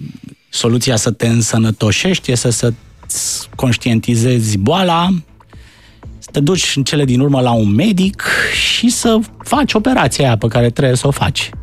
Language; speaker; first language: Romanian; native; Romanian